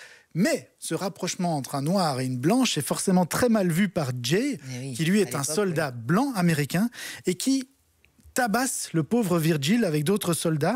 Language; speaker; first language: French; native; French